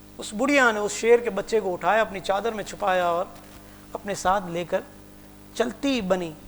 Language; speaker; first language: Urdu; non-native, local second language; Punjabi